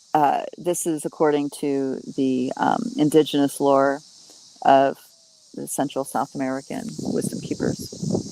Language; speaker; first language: English; native; English